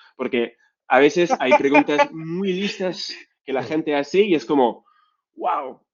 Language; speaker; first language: Spanish; non-native, fluent; French